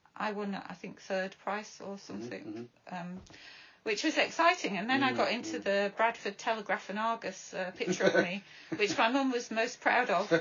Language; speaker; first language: English; native; English